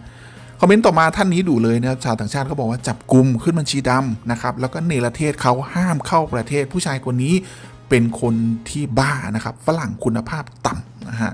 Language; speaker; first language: Thai; native; Thai